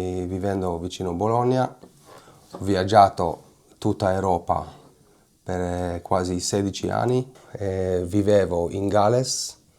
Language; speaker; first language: Italian; non-native, fluent; Hebrew